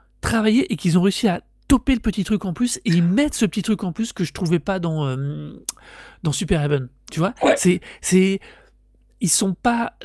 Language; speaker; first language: French; native; French